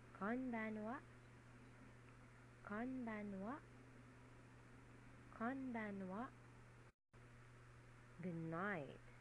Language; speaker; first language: Japanese; non-native, learner; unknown